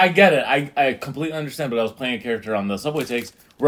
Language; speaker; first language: English; native; English